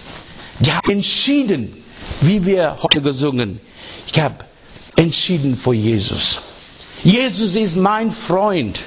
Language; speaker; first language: German; non-native, fluent; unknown